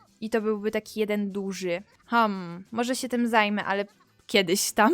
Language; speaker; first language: Polish; native; Polish